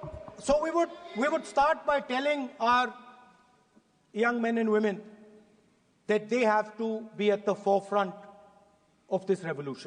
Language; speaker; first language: English; non-native, local second language; Hindi